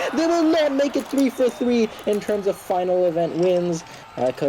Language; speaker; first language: English; native; English